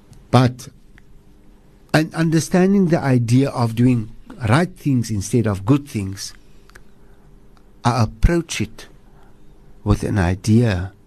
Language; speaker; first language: English; native; English